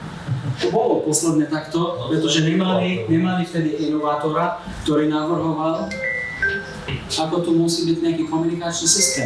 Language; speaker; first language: Slovak; non-native, fluent; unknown